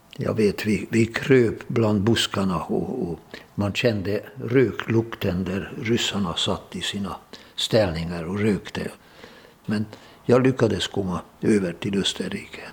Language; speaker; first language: Swedish; non-native, fluent; Hungarian